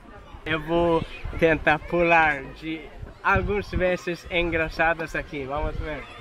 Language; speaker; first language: Portuguese; non-native, fluent; Swedish